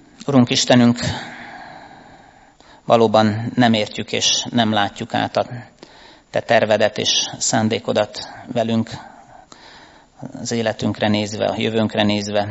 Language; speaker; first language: Hungarian; native; Hungarian